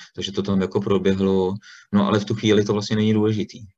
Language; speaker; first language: Czech; native; Czech